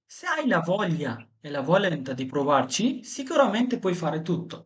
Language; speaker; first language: Italian; non-native, fluent; Bangla